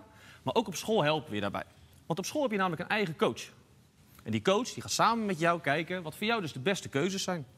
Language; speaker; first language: Dutch; native; Dutch